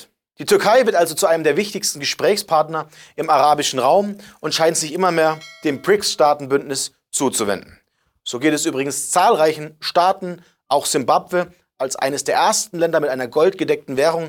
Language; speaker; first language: German; native; German